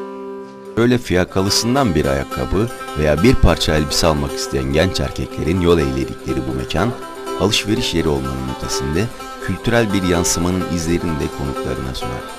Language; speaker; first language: Turkish; native; Turkish